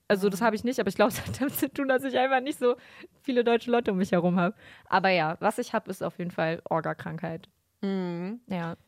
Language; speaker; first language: German; early bilingual, other home language; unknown